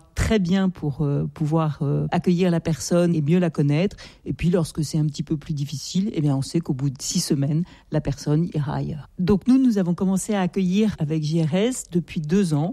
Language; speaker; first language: French; native; French